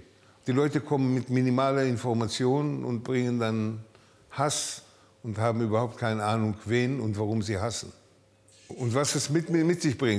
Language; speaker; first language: German; early bilingual, heritage; German